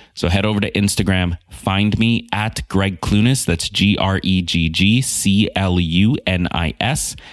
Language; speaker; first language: English; native; English